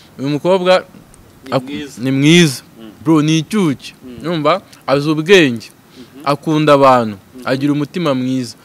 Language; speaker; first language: Kinyarwanda; native; Kinyarwanda